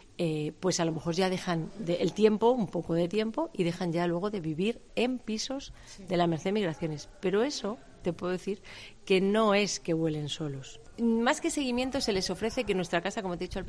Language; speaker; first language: Spanish; native; Spanish